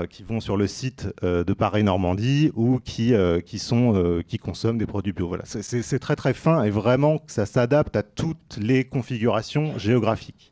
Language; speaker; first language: French; native; French